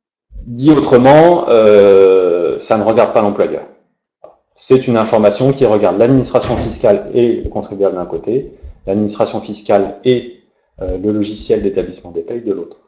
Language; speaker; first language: French; native; French